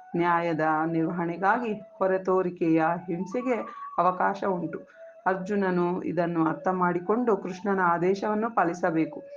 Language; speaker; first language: Kannada; native; Kannada